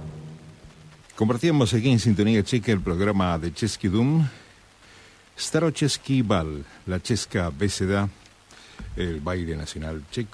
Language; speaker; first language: Spanish; native; Spanish